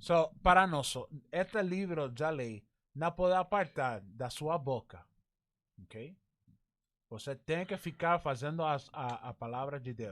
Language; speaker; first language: Portuguese; non-native, learner; English